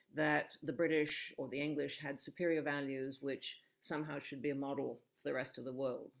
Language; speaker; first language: English; native; English